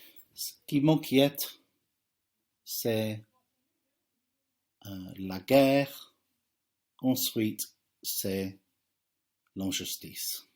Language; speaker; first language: French; non-native, fluent; English